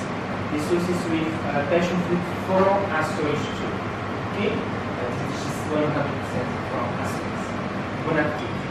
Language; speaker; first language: English; non-native, learner; Portuguese